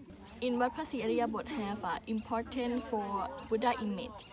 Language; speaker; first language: English; non-native, learner; Thai